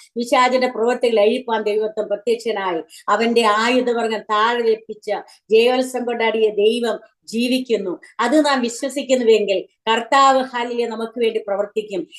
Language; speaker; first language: Malayalam; native; Malayalam